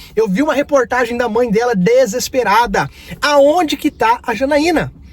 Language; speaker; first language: Portuguese; native; Portuguese